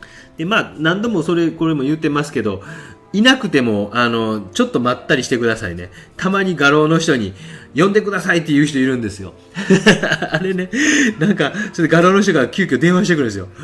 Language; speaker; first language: Japanese; native; Japanese